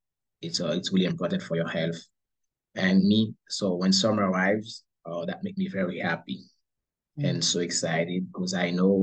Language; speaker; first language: English; non-native, learner; Haitian Creole